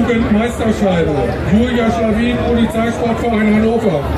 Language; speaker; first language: German; native; German